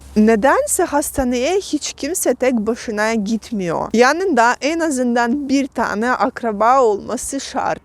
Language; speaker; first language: Turkish; non-native, fluent; Russian